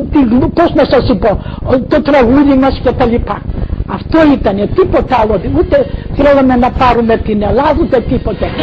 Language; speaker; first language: Greek; non-native, local second language; Macedonian